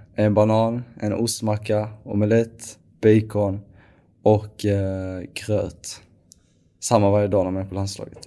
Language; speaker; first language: Swedish; native; Swedish